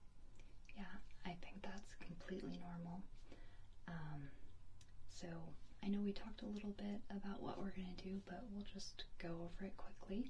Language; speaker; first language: English; native; English